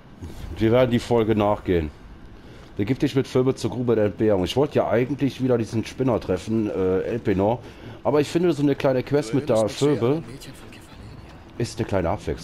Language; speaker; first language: German; native; German